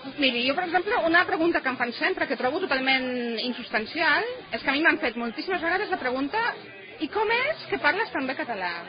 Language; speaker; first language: Catalan; non-native, fluent; Polish